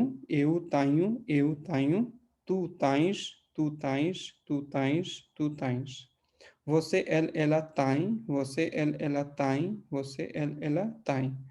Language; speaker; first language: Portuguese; non-native, fluent; Hindi